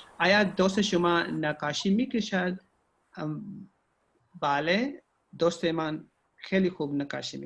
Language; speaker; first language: Persian; non-native, learner; Urdu